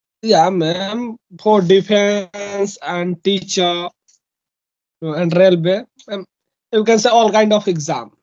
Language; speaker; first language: English; non-native, local second language; Hindi